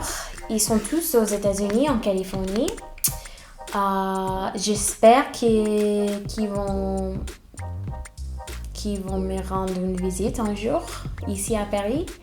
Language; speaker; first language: French; non-native, fluent; English